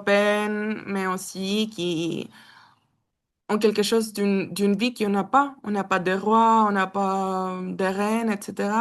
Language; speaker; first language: French; non-native, learner; Spanish